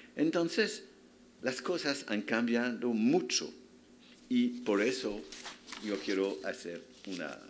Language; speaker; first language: Spanish; non-native, fluent; French